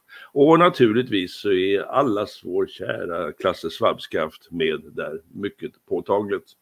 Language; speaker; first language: Swedish; native; Swedish